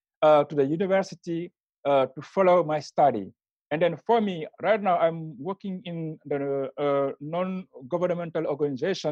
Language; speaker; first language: English; non-native, learner; Wolof